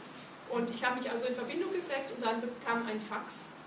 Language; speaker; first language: German; non-native, fluent; Hungarian